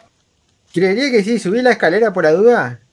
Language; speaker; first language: Spanish; native; Spanish